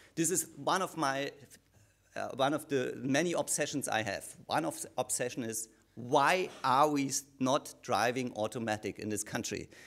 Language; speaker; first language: English; non-native, fluent; German